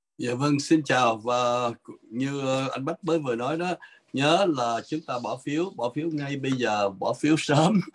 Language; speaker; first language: Vietnamese; native; Vietnamese